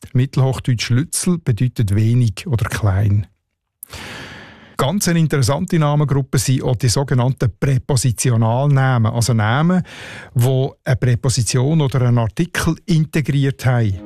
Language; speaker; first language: German; native; German